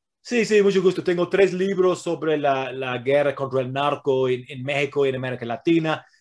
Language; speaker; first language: Spanish; non-native, fluent; English